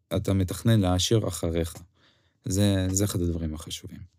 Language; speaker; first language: Hebrew; non-native, fluent; Ukrainian